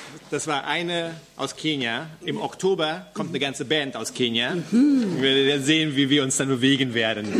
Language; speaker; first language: German; native; German